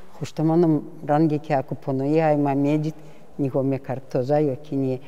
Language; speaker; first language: Tajik; non-native, fluent; Russian